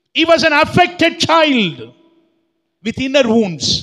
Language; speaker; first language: English; non-native, local second language; Tamil